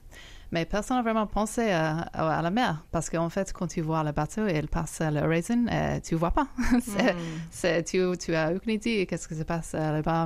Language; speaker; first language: French; non-native, fluent; English